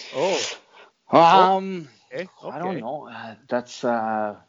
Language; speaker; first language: English; non-native, fluent; French